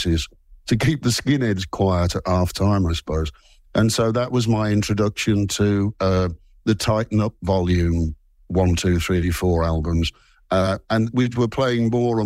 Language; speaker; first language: English; native; English